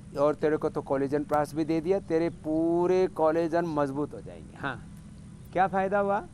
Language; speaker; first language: Hindi; native; Hindi